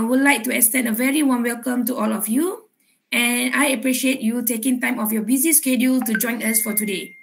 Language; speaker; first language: English; non-native, local second language; Malay